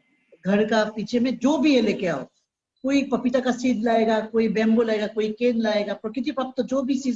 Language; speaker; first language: Hindi; non-native, local second language; Assamese